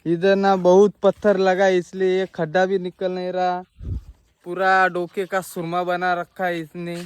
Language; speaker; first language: Hindi; non-native, local second language; Marathi